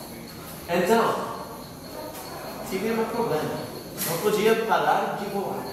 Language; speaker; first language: Portuguese; non-native, learner; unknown